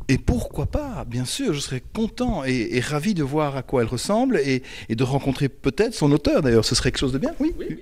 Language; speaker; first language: French; native; French